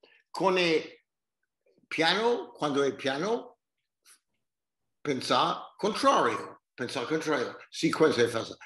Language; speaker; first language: Portuguese; non-native, learner; English